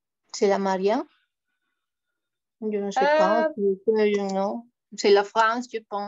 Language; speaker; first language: French; non-native, fluent; Spanish